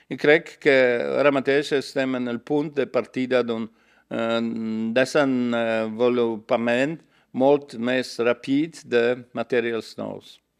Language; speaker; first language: Catalan; non-native, learner; Polish